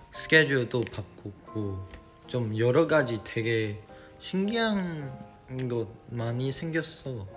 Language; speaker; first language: Korean; non-native, fluent; English